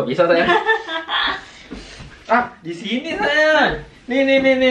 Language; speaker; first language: Indonesian; native; Indonesian